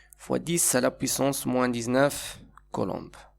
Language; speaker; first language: French; non-native, local second language; Arabic